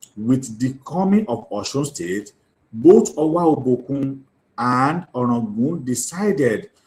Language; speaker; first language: English; non-native, local second language; Yoruba